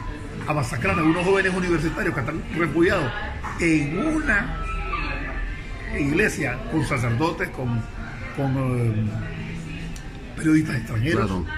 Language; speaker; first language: Spanish; native; Spanish